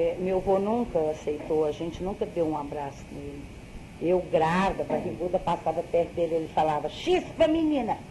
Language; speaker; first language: Portuguese; native; Portuguese